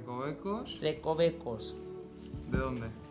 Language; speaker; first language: Spanish; native; Spanish